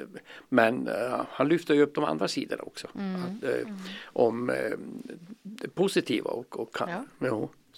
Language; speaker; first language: Swedish; native; Swedish